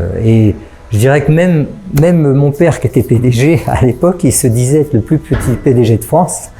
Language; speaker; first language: French; native; French